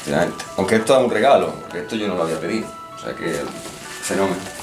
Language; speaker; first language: Spanish; native; Spanish